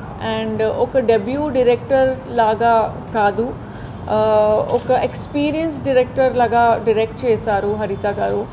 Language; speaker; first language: Telugu; non-native, fluent; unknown